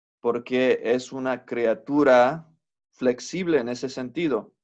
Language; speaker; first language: Spanish; non-native, fluent; English